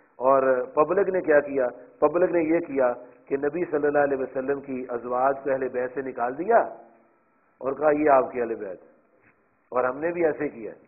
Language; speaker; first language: Urdu; non-native, local second language; Punjabi